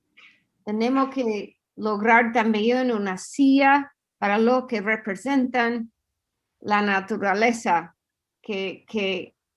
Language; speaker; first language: Spanish; non-native, fluent; English